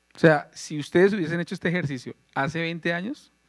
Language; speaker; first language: Spanish; native; Spanish